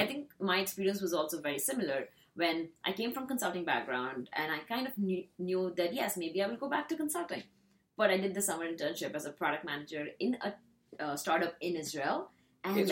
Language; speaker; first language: English; non-native, local second language; Hindi